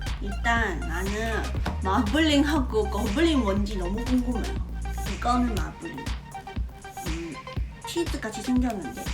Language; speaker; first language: Korean; non-native, learner; Chinese